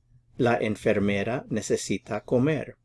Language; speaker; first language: Spanish; non-native, fluent; English